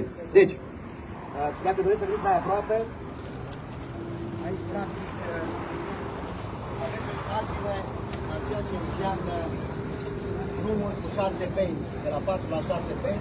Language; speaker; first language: Romanian; native; Romanian